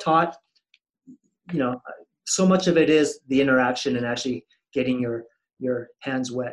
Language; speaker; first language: English; native; English